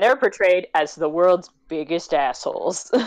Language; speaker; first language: English; native; English